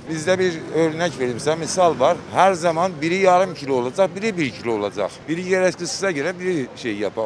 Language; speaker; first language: Turkish; non-native, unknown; Azerbaijani